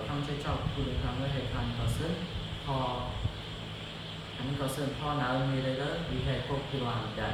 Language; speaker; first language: Korean; non-native, learner; Khmer